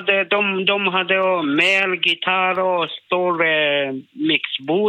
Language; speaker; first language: Swedish; non-native, learner; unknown